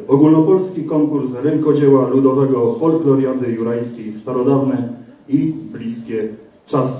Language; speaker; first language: Polish; native; Polish